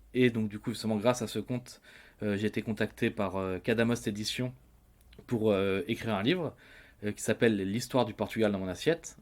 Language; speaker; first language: French; native; French